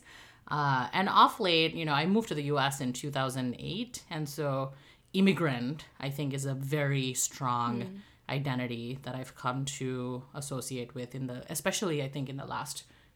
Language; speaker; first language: English; non-native, local second language; Tamil